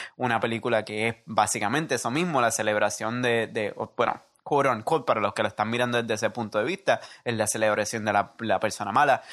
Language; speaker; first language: Spanish; early bilingual, heritage; Spanish